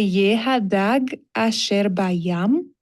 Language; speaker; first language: Hebrew; non-native, learner; English